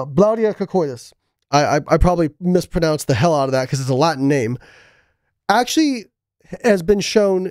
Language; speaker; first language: English; native; English